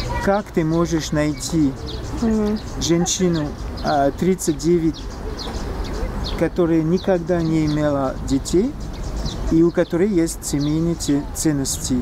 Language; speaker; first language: Russian; non-native, learner; French